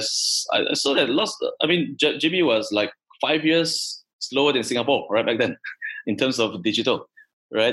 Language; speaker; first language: English; non-native, local second language; Chinese